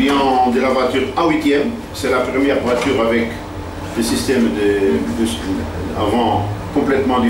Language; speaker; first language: French; non-native, fluent; Portuguese